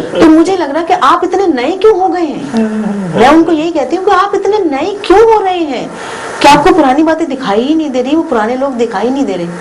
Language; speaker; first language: Hindi; non-native, local second language; Punjabi